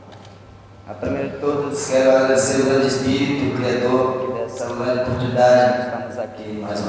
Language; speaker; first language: Portuguese; non-native, local second language; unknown